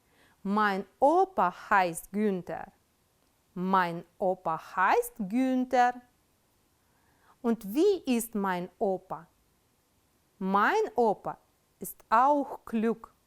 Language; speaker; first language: German; non-native, fluent; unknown